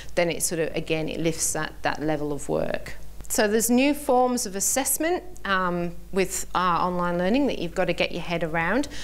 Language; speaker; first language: English; native; English